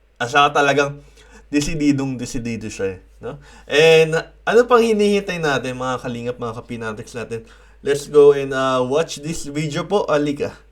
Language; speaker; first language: Filipino; native; Filipino